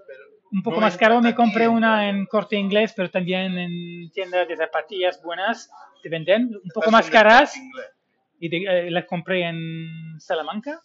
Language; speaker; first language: Spanish; non-native, fluent; English